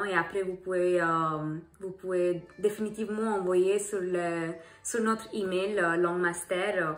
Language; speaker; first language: French; non-native, learner; Hindi